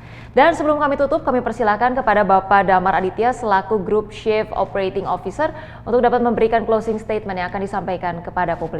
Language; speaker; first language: Indonesian; native; Indonesian